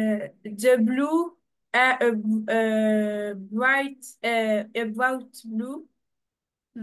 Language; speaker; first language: English; non-native, learner; French